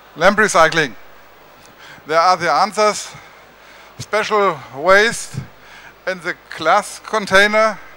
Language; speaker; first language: English; non-native, learner; German